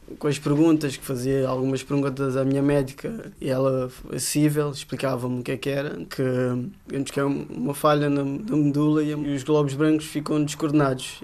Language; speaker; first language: Portuguese; early bilingual, other home language; Kabuverdianu